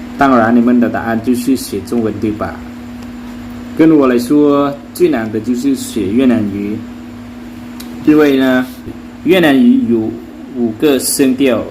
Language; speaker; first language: Chinese; non-native, learner; Lao